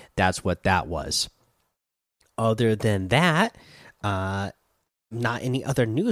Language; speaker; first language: English; native; English